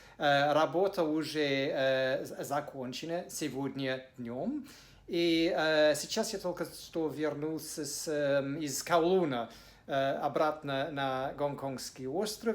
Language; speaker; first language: Russian; non-native, fluent; English